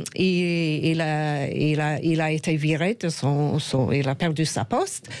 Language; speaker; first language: French; non-native, fluent; English